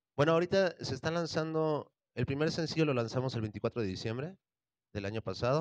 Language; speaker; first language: Spanish; native; Spanish